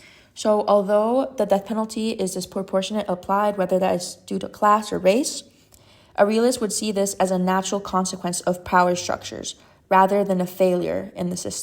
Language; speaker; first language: English; non-native, fluent; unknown